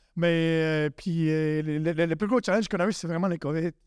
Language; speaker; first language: French; native; French